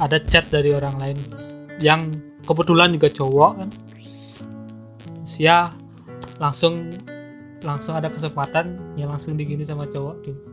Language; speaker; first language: Indonesian; native; Indonesian